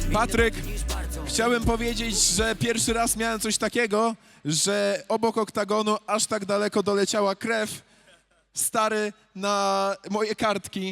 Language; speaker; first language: Polish; native; Polish